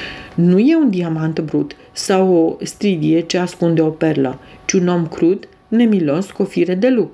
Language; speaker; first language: Romanian; native; Romanian